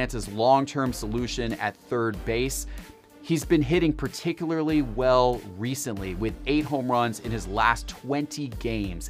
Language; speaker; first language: English; native; English